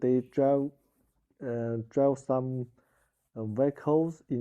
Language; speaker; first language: English; non-native, learner; Chinese